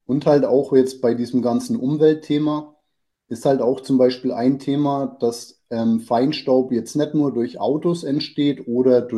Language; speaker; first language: German; native; German